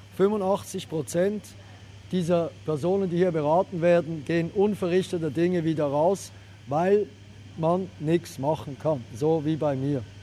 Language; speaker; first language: German; native; German